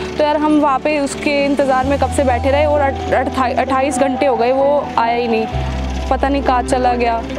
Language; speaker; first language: Hindi; native; Hindi